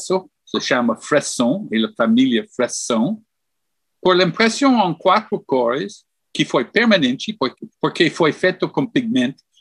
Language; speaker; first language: Portuguese; non-native, fluent; English